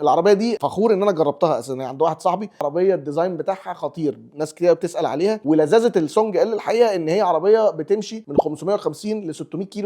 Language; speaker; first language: Arabic; native; Arabic